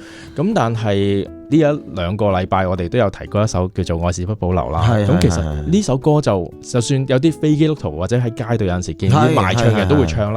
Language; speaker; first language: Cantonese; native; Cantonese